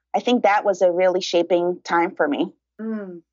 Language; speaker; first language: English; early bilingual, other home language; Spanish